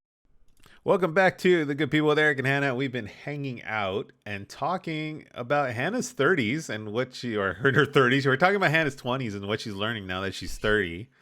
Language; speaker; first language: English; native; English